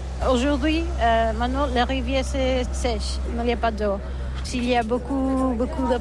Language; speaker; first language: French; non-native, learner; Catalan